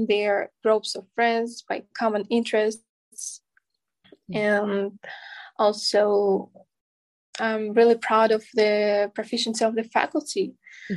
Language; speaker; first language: English; non-native, fluent; Kazakh